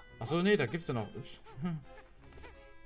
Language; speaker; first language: German; native; German